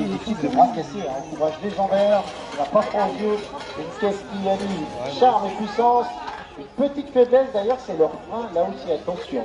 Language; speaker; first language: French; native; French